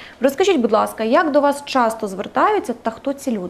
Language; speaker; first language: Ukrainian; native; Ukrainian